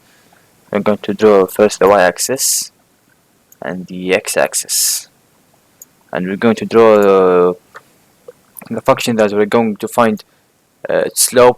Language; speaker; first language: English; non-native, fluent; Arabic